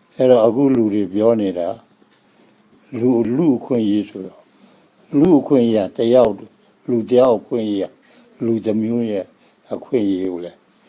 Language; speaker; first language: Burmese; non-native, local second language; S'gaw Karen